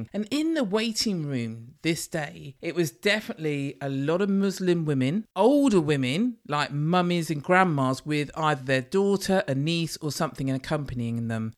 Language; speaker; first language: English; native; English